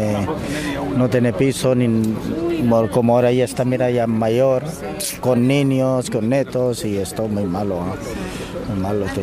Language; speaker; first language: Spanish; non-native, learner; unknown